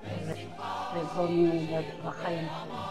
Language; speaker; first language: Hebrew; non-native, fluent; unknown